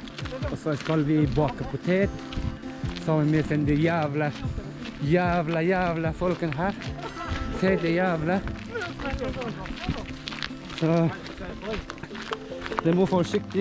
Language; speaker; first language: Norwegian; non-native, learner; Russian